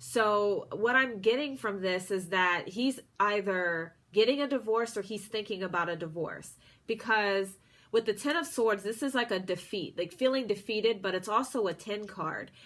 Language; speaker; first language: English; native; English